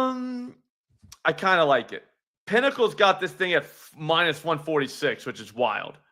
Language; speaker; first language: English; native; English